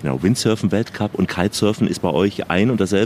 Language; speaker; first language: German; native; German